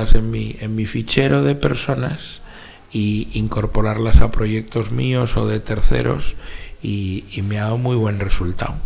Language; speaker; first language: Spanish; native; Spanish